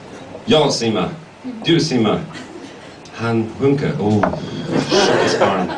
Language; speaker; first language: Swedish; non-native, learner; English